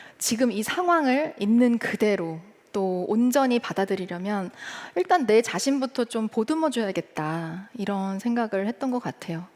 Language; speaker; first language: Korean; early bilingual, heritage; Korean